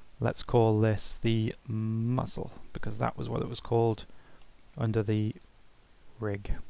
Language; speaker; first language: English; native; English